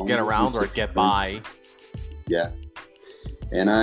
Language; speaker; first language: English; non-native, learner; Portuguese